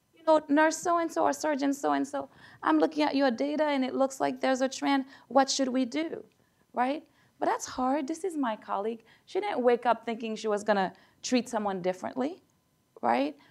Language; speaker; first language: English; early bilingual, other home language; Haitian Creole